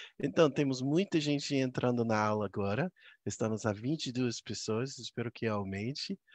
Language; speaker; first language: Portuguese; non-native, fluent; English